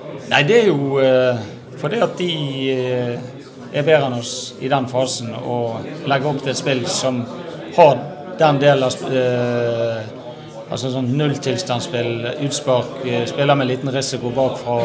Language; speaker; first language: Norwegian; native; Norwegian